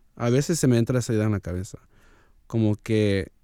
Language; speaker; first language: Spanish; early bilingual, heritage; Spanish